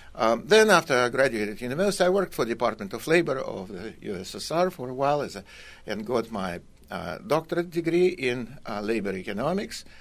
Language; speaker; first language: English; non-native, fluent; Russian